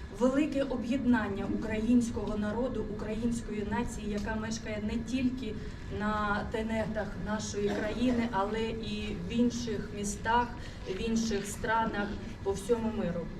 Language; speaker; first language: Ukrainian; non-native, local second language; Russian